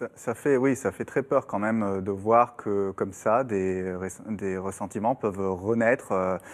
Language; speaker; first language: French; non-native, fluent; German